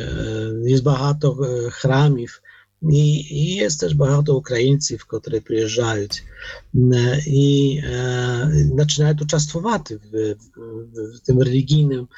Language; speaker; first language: Polish; non-native, learner; Ukrainian